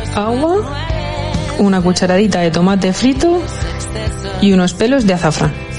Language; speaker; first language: Spanish; native; Spanish